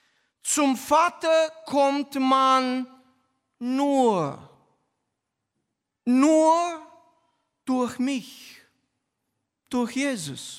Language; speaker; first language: German; non-native, fluent; Romanian